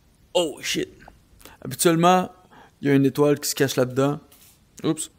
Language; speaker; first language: French; native; French